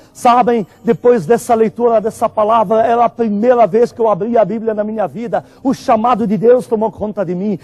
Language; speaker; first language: Portuguese; non-native, fluent; Arabic